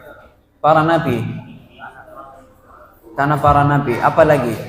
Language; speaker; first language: Indonesian; non-native, fluent; Arabic